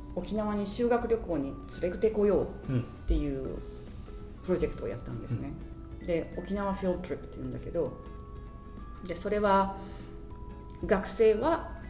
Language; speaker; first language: Japanese; native; Japanese